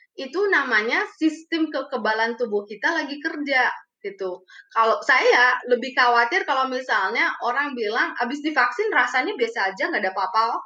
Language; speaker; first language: Indonesian; early bilingual, other home language; Romanian